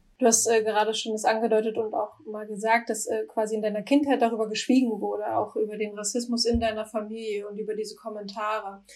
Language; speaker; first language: German; native; German